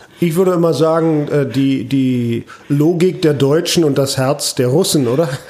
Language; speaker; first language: German; native; German